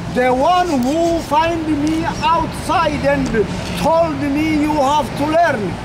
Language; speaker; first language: English; non-native, learner; Amharic